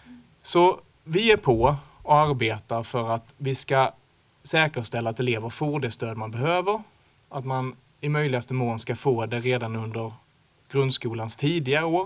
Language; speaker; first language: Swedish; native; Swedish